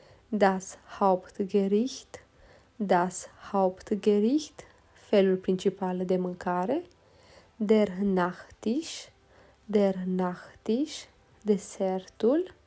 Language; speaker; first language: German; non-native, fluent; Romanian